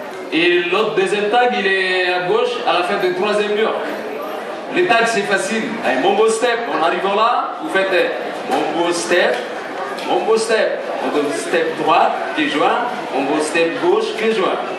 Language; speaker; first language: French; native; French